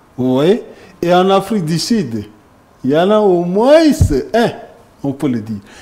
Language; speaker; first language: French; non-native, local second language; Kinyarwanda